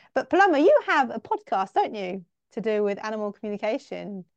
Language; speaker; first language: English; native; English